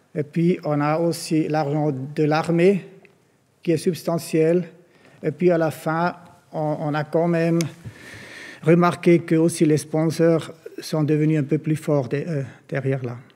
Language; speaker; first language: French; non-native, local second language; German